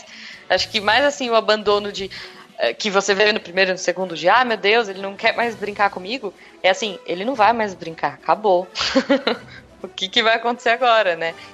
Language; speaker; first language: Portuguese; native; Portuguese